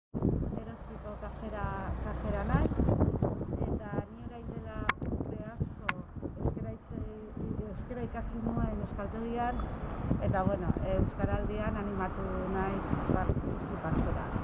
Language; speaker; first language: Basque; non-native, local second language; Spanish